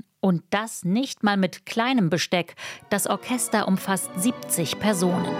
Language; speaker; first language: German; native; German